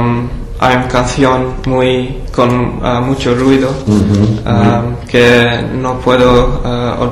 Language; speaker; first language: Spanish; non-native, learner; English